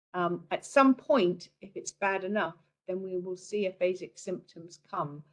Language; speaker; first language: English; native; English